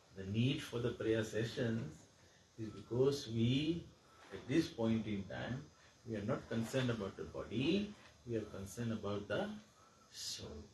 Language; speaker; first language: English; non-native, local second language; Hindi